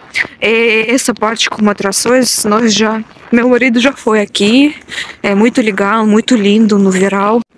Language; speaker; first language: Portuguese; non-native, learner; Russian